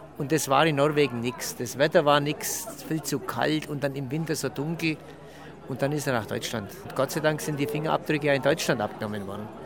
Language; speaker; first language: German; native; German